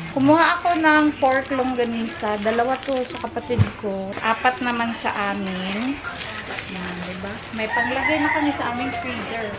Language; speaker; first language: Filipino; non-native, local second language; Cebuano